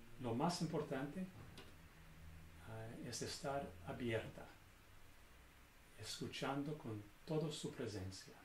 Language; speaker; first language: Spanish; non-native, learner; English